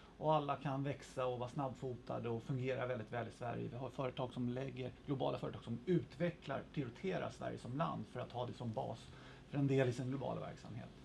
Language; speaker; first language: Swedish; native; Swedish